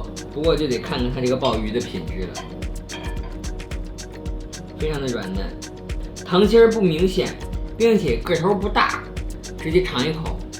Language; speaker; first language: Chinese; native; Chinese